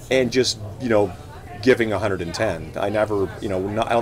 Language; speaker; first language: English; native; English